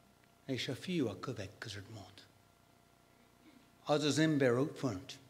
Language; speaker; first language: Hungarian; non-native, fluent; English